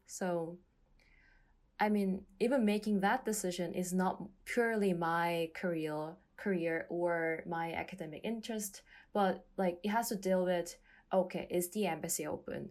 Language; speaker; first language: English; non-native, fluent; Korean